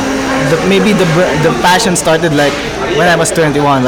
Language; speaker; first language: English; non-native, local second language; Pampanga